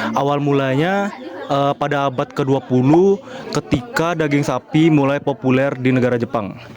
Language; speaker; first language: Indonesian; non-native, fluent; Japanese